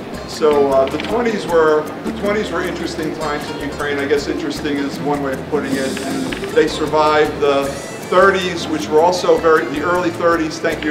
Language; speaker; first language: English; early bilingual, other home language; Ukrainian